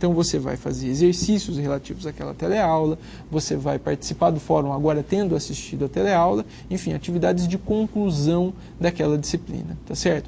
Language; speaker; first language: Portuguese; native; Portuguese